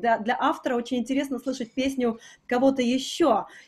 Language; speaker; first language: Russian; native; Russian